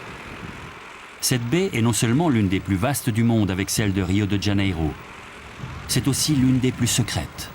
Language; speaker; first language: French; native; French